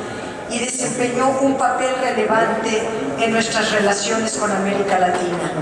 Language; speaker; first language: Spanish; native; Spanish